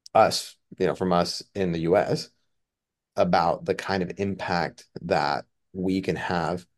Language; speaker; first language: English; non-native, fluent; Spanish